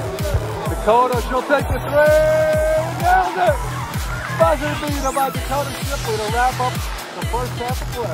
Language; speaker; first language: English; native; English